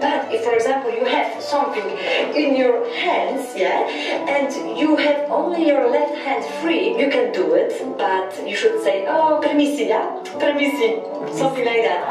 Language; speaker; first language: English; non-native, fluent; Polish